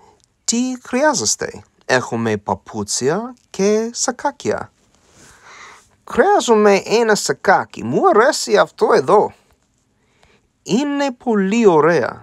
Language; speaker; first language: Greek; non-native, learner; English